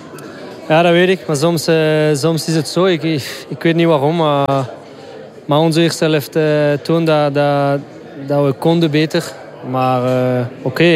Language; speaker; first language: Dutch; non-native, local second language; French